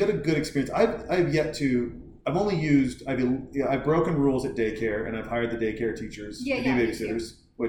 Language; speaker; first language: English; native; English